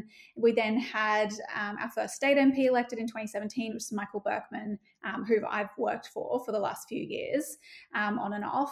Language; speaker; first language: English; native; English